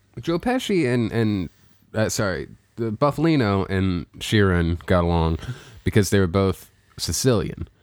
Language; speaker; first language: English; native; English